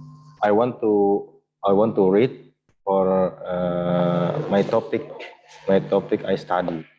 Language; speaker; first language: English; non-native, learner; Indonesian